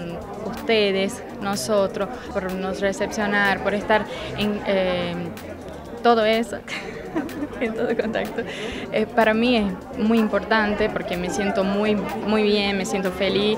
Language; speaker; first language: Spanish; non-native, fluent; Portuguese